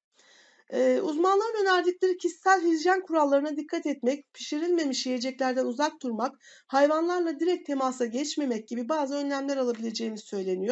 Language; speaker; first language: Turkish; native; Turkish